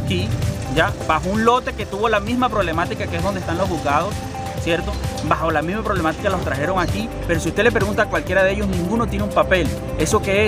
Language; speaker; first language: Spanish; native; Spanish